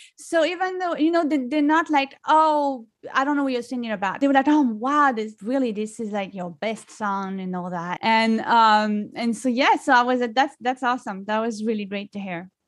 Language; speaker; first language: English; non-native, fluent; French